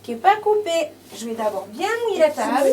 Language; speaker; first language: French; native; French